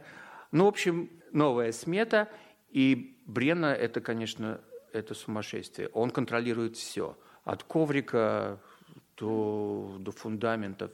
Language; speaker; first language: Russian; native; Russian